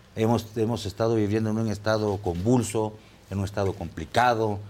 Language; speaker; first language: Spanish; native; Spanish